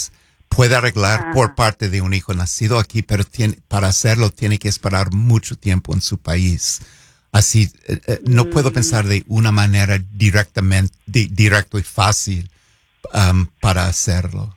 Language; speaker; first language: Spanish; non-native, fluent; English